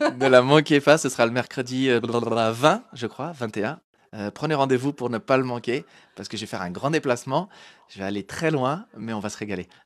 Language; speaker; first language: French; early bilingual, other home language; Portuguese